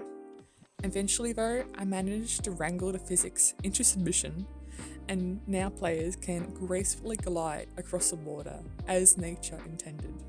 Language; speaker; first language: English; native; English